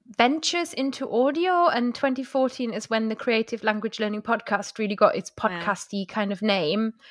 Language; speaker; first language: English; non-native, fluent; German